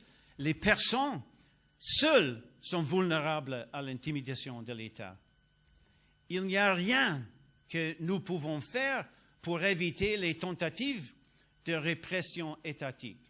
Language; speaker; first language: French; non-native, learner; English